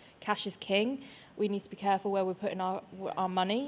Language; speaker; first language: English; native; English